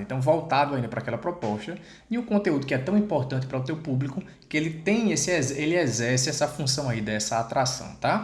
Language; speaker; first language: Portuguese; native; Portuguese